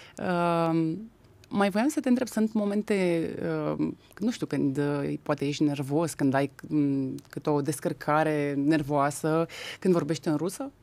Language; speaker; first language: Romanian; native; Romanian